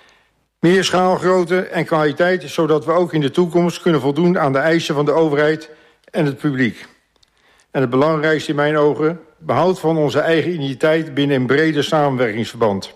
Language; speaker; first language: Dutch; native; Dutch